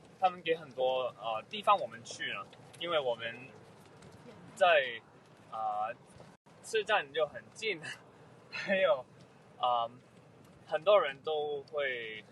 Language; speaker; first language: Chinese; early bilingual, heritage; Chinese